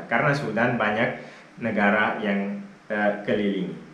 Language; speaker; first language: Indonesian; non-native, fluent; Arabic